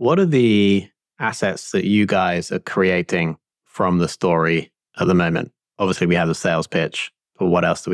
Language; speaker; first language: English; native; English